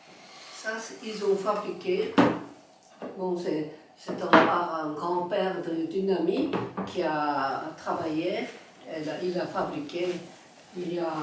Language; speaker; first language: French; non-native, fluent; Korean